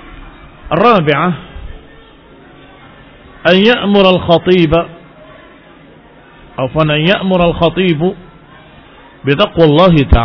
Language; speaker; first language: Arabic; non-native, fluent; Indonesian